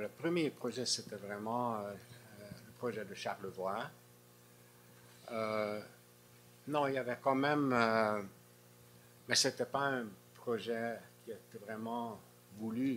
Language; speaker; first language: French; non-native, fluent; Hungarian